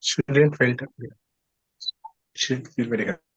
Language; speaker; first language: English; non-native, learner; Telugu